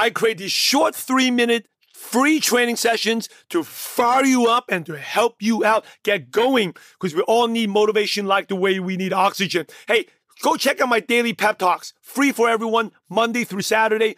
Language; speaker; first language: English; native; English